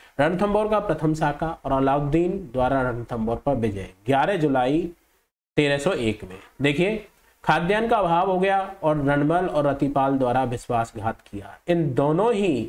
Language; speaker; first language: Hindi; native; Hindi